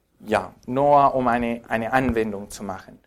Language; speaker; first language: German; non-native, fluent; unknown